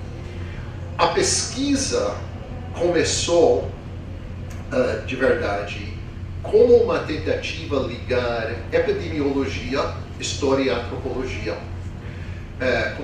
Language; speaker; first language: Portuguese; non-native, fluent; English